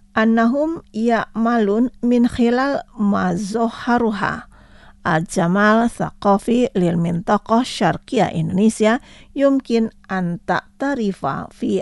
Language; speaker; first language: Arabic; non-native, fluent; Indonesian